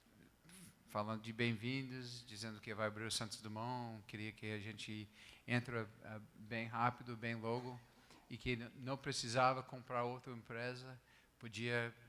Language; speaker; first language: Portuguese; non-native, fluent; English